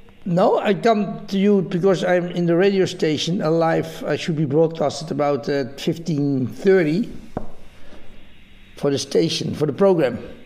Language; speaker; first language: English; non-native, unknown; Dutch